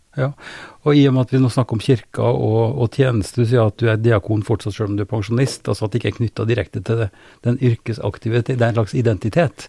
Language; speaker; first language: Norwegian; native; Norwegian